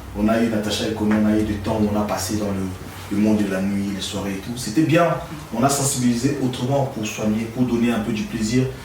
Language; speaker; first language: French; non-native, local second language; Lingala